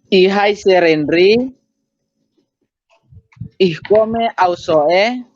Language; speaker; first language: German; non-native, learner; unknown